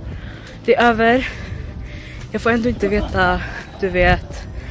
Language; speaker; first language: Swedish; early bilingual, other home language; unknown